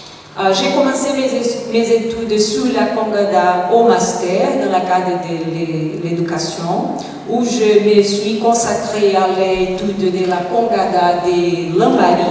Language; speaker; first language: French; non-native, fluent; Portuguese